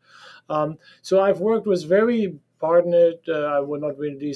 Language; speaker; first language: English; non-native, fluent; German